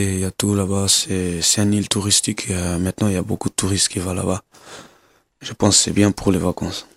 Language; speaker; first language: French; non-native, learner; Kabuverdianu